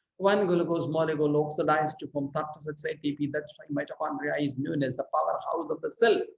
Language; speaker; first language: English; non-native, local second language; Tamil